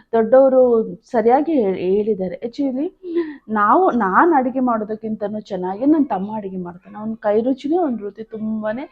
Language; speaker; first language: Kannada; native; Kannada